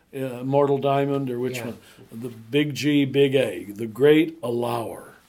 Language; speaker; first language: English; native; English